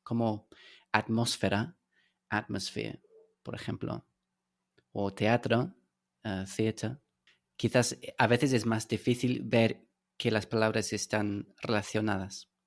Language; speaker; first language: Spanish; non-native, fluent; English